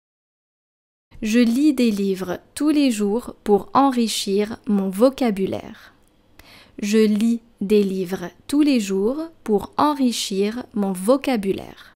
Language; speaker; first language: French; native; French